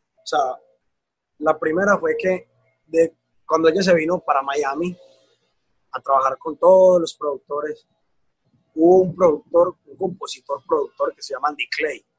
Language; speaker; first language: Spanish; native; Spanish